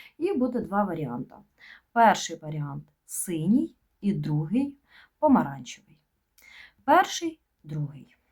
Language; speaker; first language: Ukrainian; non-native, local second language; Russian